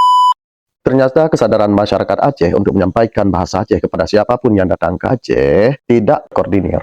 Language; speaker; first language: Indonesian; native; Indonesian